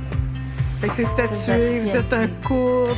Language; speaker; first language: French; native; French